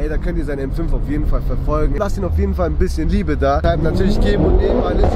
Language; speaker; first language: German; early bilingual, other home language; Turkish